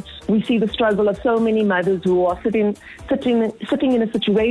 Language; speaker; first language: English; native; English